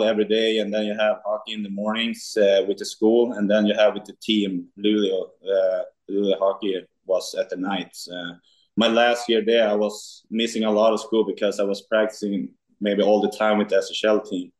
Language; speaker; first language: English; non-native, fluent; Swedish